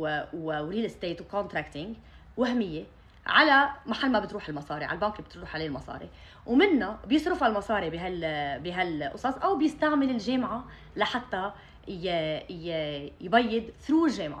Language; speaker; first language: Arabic; native; Arabic